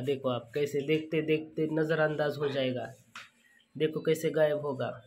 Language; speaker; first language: Hindi; non-native, local second language; Marathi